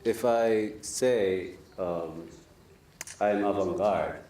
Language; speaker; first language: English; non-native, learner; Korean